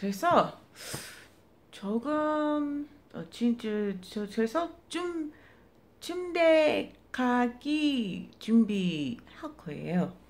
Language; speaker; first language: Korean; non-native, learner; English